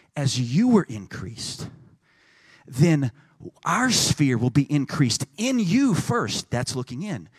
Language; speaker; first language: English; native; English